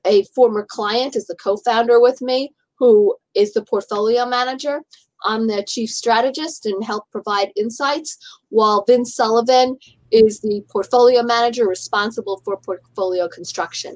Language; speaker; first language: English; native; English